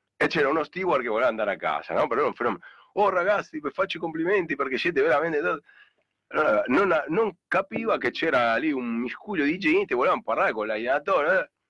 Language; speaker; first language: Italian; native; Italian